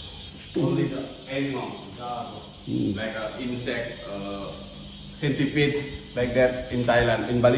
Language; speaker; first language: English; non-native, learner; Indonesian